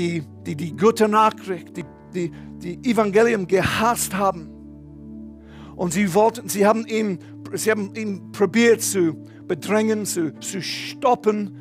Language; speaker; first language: German; non-native, fluent; English